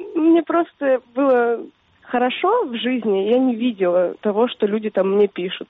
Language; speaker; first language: Russian; native; Russian